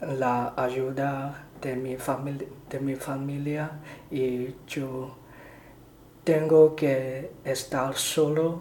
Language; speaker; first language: Spanish; non-native, learner; Chinese